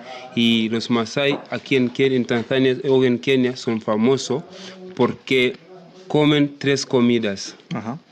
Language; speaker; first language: Spanish; non-native, learner; Masai